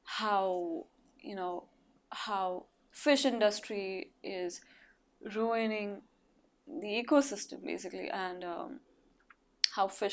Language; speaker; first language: English; non-native, local second language; Marathi